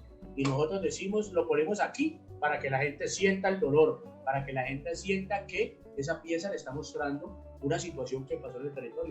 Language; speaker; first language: Spanish; native; Spanish